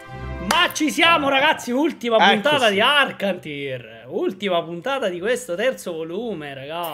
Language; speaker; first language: Italian; native; Italian